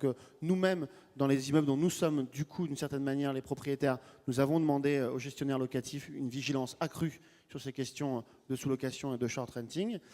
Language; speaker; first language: French; native; French